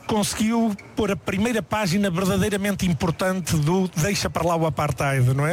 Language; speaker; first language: Portuguese; native; Portuguese